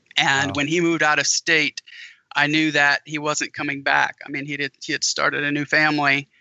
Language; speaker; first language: English; native; English